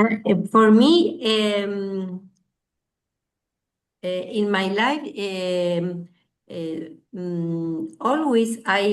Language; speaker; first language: English; non-native, learner; Spanish